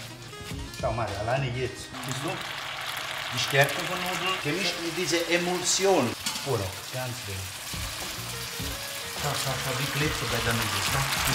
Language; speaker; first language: German; non-native, fluent; Italian